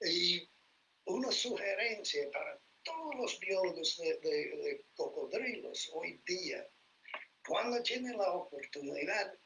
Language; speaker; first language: Spanish; non-native, fluent; English